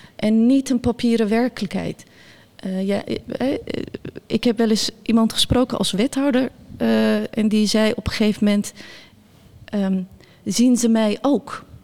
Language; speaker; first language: Dutch; early bilingual, other home language; Turkish